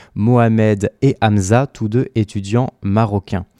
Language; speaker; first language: French; native; French